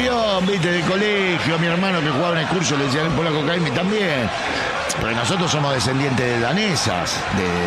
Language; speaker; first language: Spanish; native; Spanish